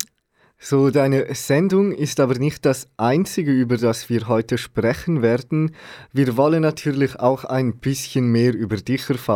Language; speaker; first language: German; native; German